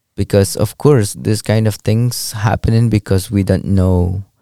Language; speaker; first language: English; non-native, learner; Kaqchikel